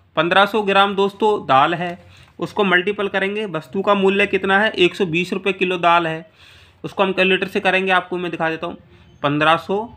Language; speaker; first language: Hindi; native; Hindi